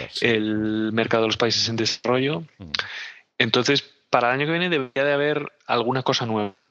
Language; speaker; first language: Spanish; native; Spanish